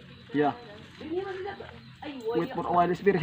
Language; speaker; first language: English; non-native, learner; Cebuano